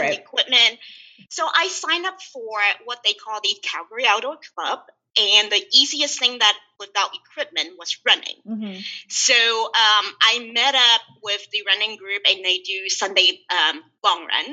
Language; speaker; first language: English; non-native, local second language; Cantonese